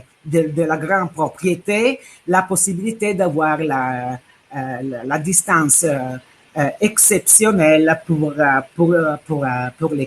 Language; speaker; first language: French; non-native, fluent; Italian